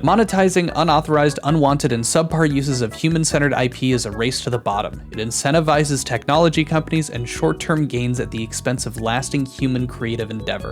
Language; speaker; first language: English; native; English